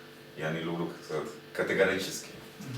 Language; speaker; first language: Russian; non-native, learner; Spanish